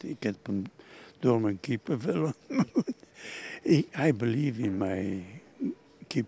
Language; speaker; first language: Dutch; non-native, local second language; French